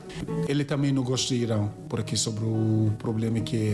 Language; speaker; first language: Portuguese; non-native, learner; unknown